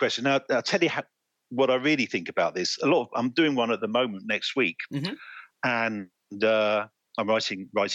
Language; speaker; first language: English; native; English